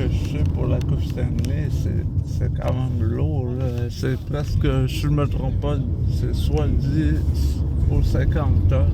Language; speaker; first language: French; native; French